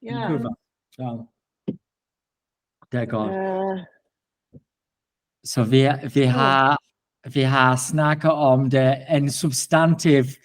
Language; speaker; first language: Danish; non-native, learner; English